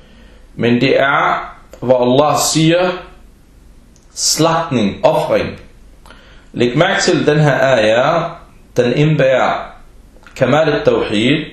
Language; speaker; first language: Danish; early bilingual, other home language; Arabic